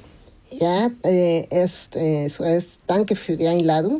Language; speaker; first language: German; non-native, fluent; Spanish